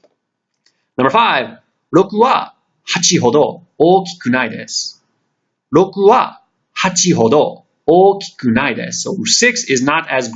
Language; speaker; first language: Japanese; non-native, fluent; English